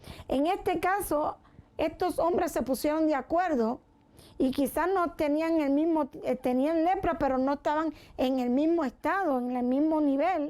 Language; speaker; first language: Spanish; native; Spanish